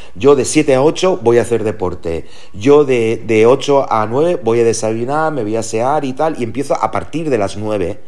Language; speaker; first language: Spanish; early bilingual, heritage; German